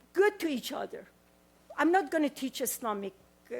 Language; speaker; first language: English; non-native, learner; Persian